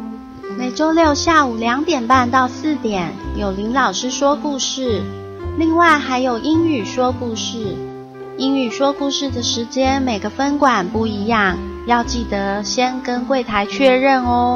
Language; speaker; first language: Chinese; native; Chinese